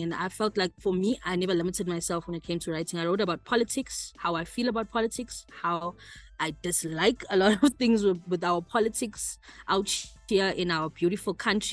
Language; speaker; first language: English; native; English